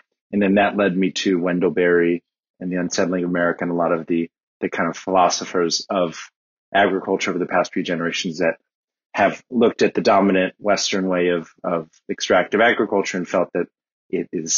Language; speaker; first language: English; native; English